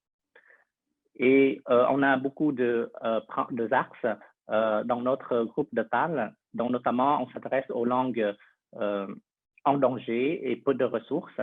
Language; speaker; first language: French; non-native, fluent; Vietnamese